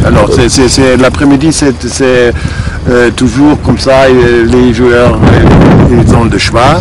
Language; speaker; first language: French; non-native, fluent; German